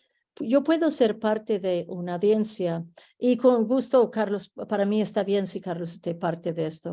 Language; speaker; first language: Spanish; early bilingual, heritage; Spanish